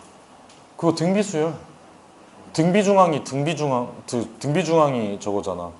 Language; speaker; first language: Korean; native; Korean